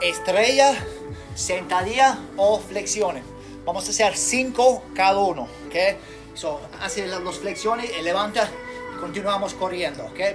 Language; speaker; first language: Spanish; non-native, learner; English